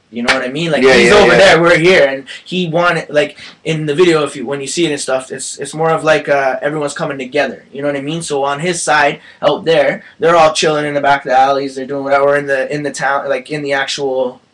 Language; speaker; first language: English; native; English